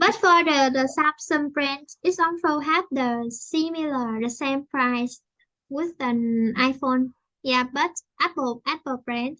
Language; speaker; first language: English; non-native, fluent; Vietnamese